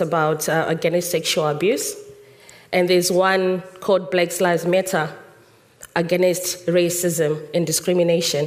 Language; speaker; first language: English; non-native, local second language; Shona